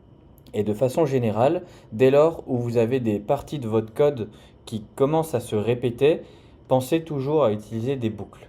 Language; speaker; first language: French; native; French